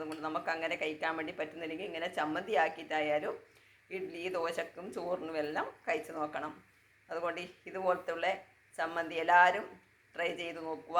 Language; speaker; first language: Malayalam; native; Malayalam